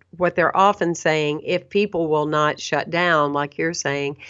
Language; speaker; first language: English; native; English